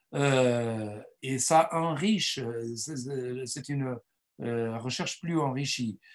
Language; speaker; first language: French; non-native, fluent; Portuguese